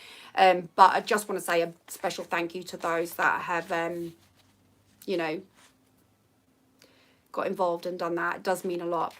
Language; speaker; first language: English; native; English